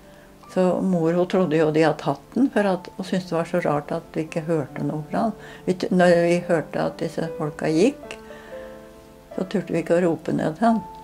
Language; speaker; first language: Norwegian; native; Norwegian